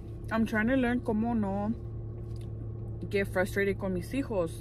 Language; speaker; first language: Spanish; early bilingual, heritage; Spanish